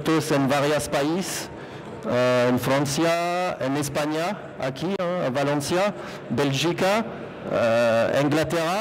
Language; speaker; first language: Spanish; non-native, fluent; French